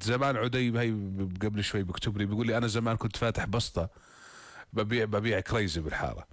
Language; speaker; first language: Arabic; native; Arabic